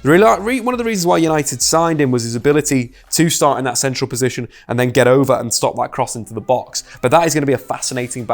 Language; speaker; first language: English; native; English